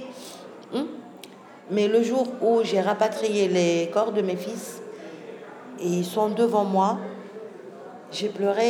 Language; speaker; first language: French; non-native, local second language; Arabic